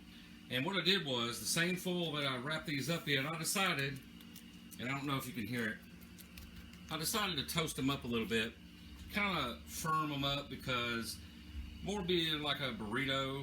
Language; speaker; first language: English; native; English